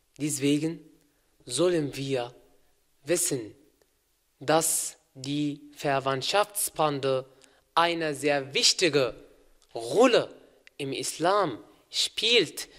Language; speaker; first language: German; non-native, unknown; Arabic